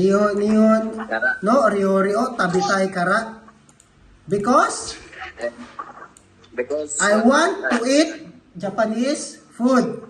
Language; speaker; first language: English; non-native, local second language; Filipino